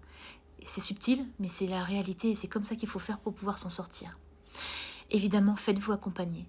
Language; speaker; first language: French; native; French